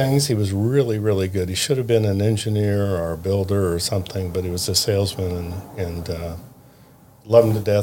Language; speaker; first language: English; native; English